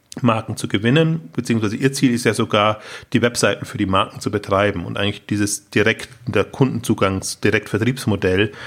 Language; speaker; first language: German; native; German